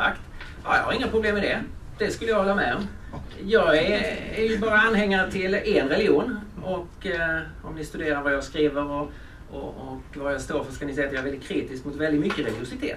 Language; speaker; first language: Swedish; native; Swedish